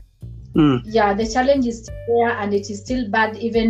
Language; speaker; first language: English; non-native, local second language; Luyia